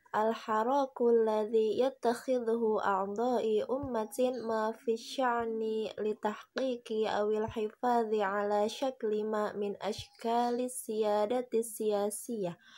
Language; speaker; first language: Arabic; non-native, learner; Indonesian